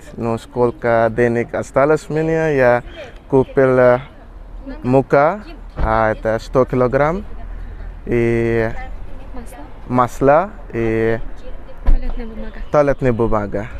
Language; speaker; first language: Russian; non-native, learner; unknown